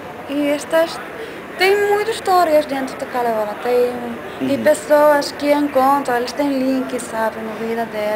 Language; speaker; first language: Portuguese; non-native, learner; Finnish